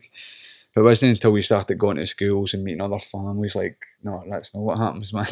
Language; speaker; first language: English; native; English